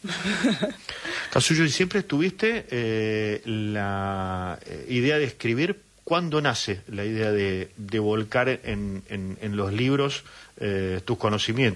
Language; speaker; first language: Spanish; native; Spanish